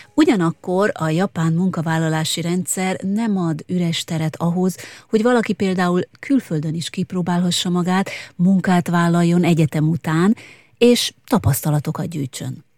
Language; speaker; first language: Hungarian; native; Hungarian